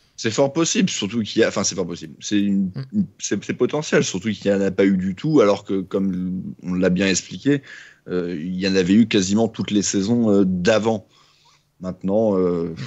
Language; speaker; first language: French; native; French